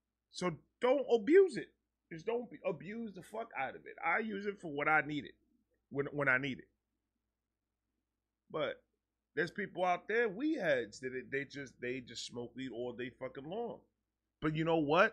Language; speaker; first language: English; early bilingual, other home language; Spanish